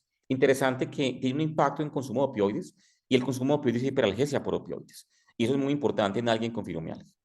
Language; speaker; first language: Spanish; native; Spanish